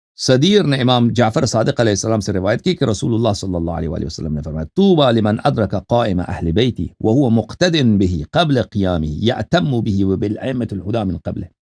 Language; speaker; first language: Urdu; non-native, fluent; Persian